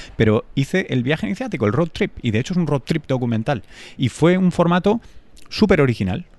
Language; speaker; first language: Spanish; native; Spanish